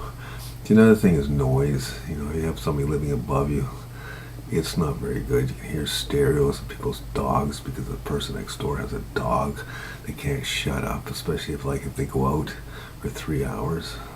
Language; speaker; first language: English; native; English